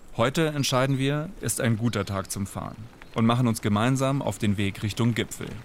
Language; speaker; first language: German; native; German